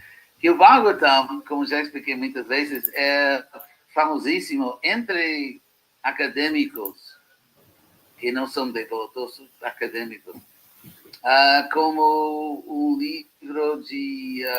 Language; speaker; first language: Portuguese; non-native, fluent; English